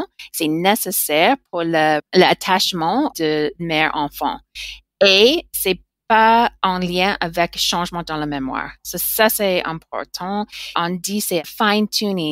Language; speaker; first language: French; non-native, learner; English